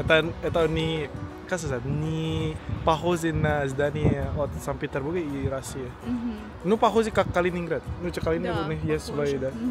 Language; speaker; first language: Russian; non-native, learner; Indonesian